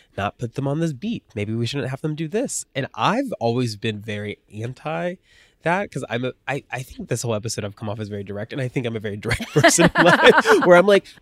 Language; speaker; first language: English; native; English